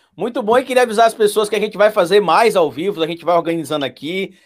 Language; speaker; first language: Portuguese; native; Portuguese